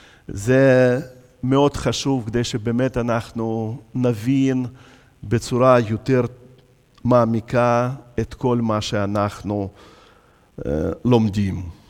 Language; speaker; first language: Hebrew; non-native, fluent; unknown